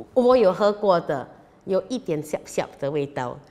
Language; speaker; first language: Chinese; non-native, local second language; English